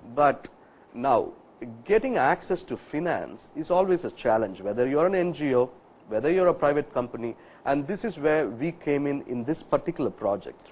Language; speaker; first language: English; non-native, local second language; Tamil